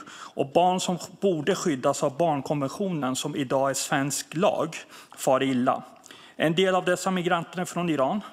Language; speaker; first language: Swedish; early bilingual, other home language; Persian